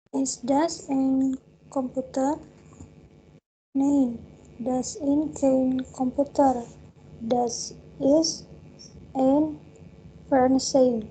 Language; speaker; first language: German; non-native, learner; Indonesian